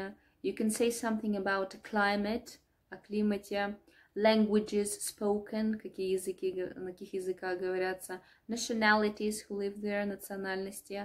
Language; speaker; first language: Russian; native; Russian